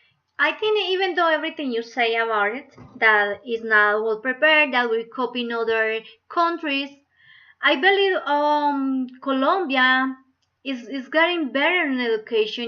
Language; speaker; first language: English; non-native, learner; Spanish